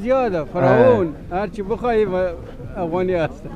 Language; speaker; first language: Persian; native; Persian